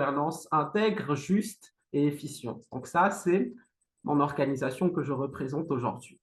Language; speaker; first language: French; non-native, local second language; Malagasy